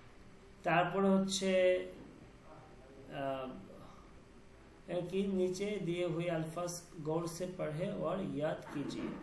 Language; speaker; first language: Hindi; non-native, learner; Bangla